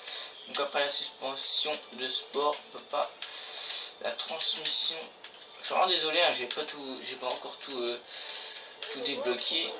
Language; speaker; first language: French; native; French